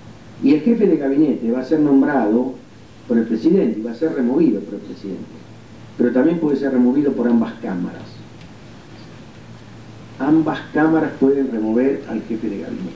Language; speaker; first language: Spanish; native; Spanish